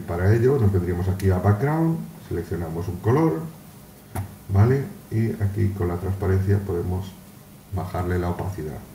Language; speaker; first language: Spanish; native; Spanish